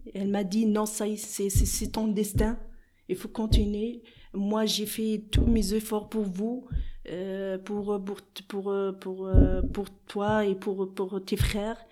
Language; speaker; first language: French; non-native, learner; Arabic